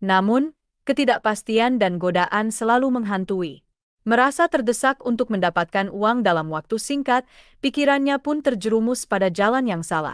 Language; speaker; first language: Indonesian; native; Indonesian